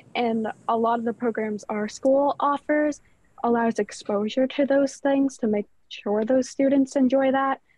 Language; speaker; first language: English; native; English